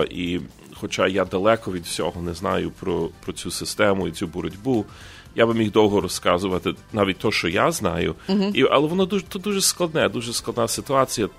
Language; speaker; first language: Ukrainian; early bilingual, heritage; Ukrainian